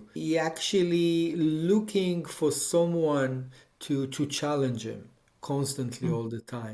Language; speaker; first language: English; non-native, fluent; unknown